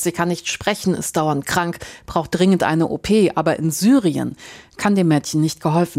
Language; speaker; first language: German; native; German